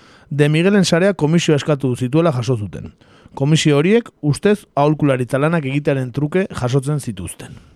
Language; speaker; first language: Basque; early bilingual, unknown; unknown